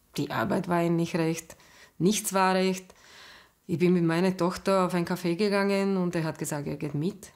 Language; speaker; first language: German; non-native, fluent; Slovak